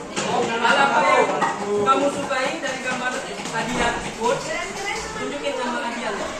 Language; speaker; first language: Indonesian; native; Indonesian